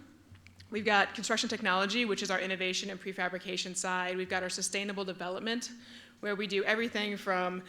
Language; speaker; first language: English; native; English